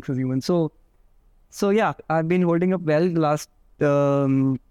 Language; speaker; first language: English; non-native, local second language; Hindi